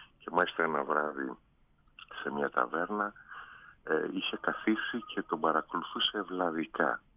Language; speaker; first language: Greek; native; Greek